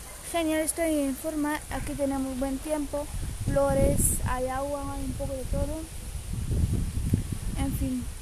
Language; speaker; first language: Spanish; non-native, fluent; Bulgarian